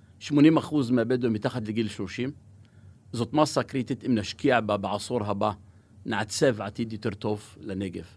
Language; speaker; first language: Hebrew; non-native, local second language; Arabic